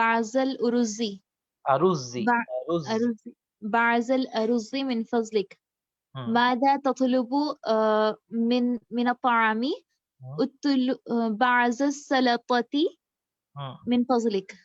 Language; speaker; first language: Arabic; non-native, learner; Urdu